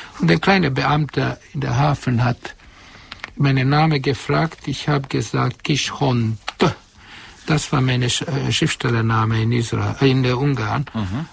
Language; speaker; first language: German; non-native, fluent; Hungarian